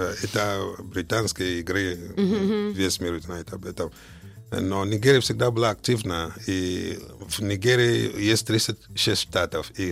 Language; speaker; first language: Russian; non-native, fluent; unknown